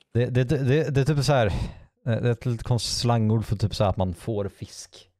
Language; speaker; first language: Swedish; native; Swedish